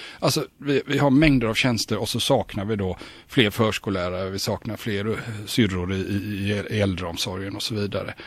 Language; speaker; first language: Swedish; native; Swedish